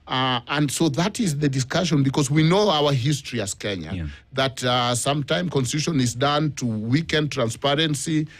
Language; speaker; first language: English; non-native, local second language; Luo (Kenya and Tanzania)